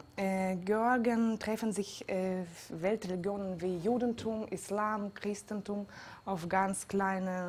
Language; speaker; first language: German; non-native, fluent; Georgian